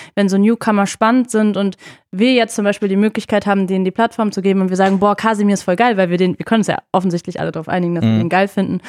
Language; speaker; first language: German; native; German